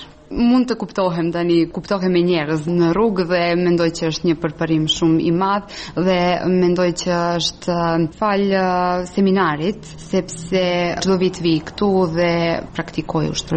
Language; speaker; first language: Albanian; non-native, fluent; Serbian